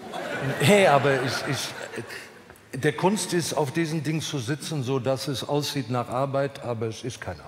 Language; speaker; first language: German; non-native, fluent; English